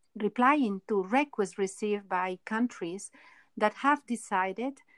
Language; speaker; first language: English; non-native, fluent; Spanish